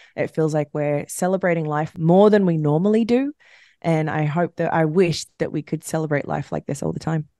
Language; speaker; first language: English; native; English